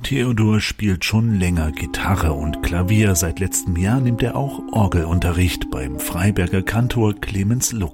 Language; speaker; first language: German; native; German